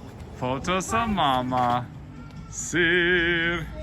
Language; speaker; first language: Russian; non-native, learner; English